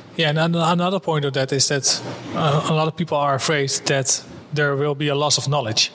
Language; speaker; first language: English; non-native, fluent; Dutch